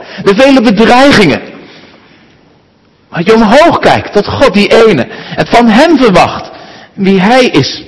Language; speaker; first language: Dutch; native; Dutch